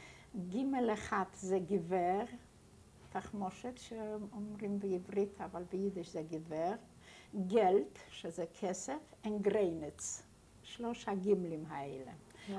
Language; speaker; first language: Hebrew; non-native, fluent; Yiddish